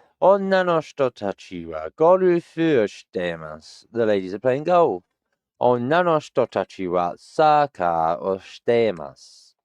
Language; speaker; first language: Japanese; non-native, learner; English